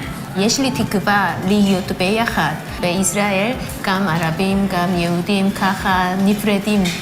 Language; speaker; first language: Hebrew; non-native, learner; Korean